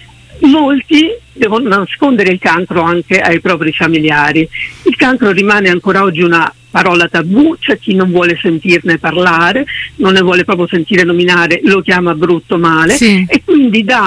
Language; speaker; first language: Italian; native; Italian